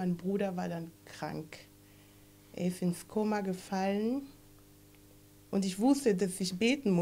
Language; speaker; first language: German; non-native, fluent; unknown